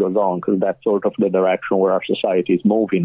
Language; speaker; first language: English; non-native, fluent; Italian